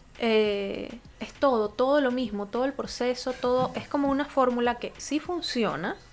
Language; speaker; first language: Spanish; native; Spanish